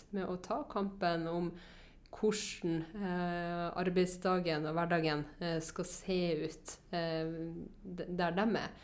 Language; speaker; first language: Norwegian; native; Norwegian